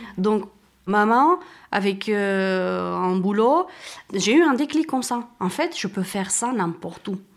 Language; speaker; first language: French; non-native, fluent; Romanian